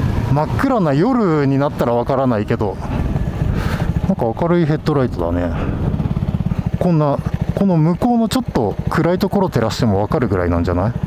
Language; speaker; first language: Japanese; native; Japanese